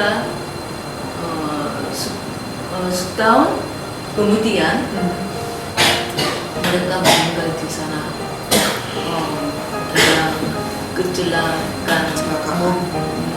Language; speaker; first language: Indonesian; non-native, learner; Korean